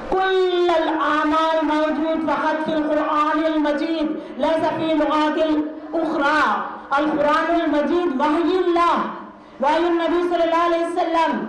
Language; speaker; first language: Arabic; non-native, learner; Urdu